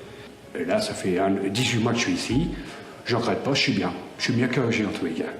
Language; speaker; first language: French; native; French